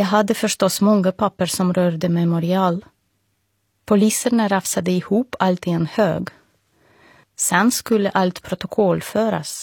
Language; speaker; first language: Swedish; non-native, fluent; Russian